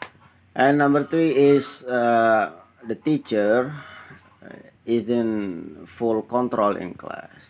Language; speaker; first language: English; non-native, learner; Indonesian